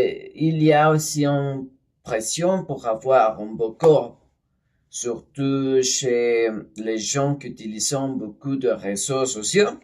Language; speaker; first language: French; non-native, learner; Spanish